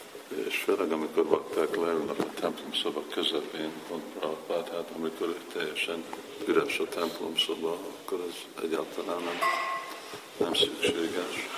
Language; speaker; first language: Hungarian; non-native, fluent; English